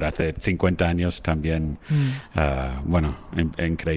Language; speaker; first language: Spanish; non-native, fluent; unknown